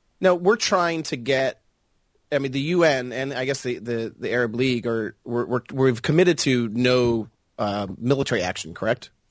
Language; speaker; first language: English; native; English